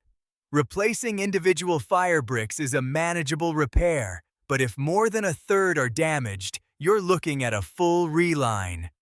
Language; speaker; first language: English; native; English